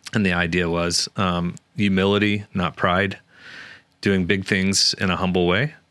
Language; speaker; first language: English; native; English